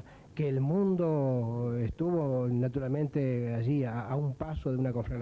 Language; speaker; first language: Spanish; native; Spanish